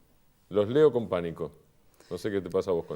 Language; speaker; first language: Spanish; native; Spanish